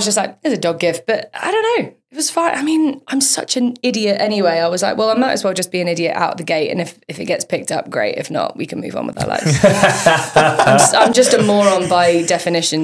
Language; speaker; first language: English; native; English